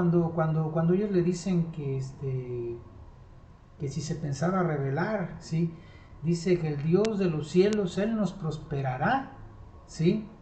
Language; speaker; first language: Spanish; native; Spanish